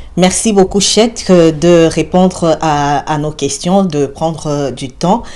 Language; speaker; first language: French; non-native, local second language; Lingala